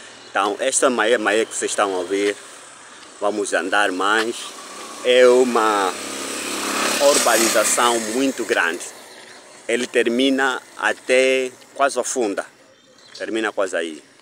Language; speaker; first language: Portuguese; native; Portuguese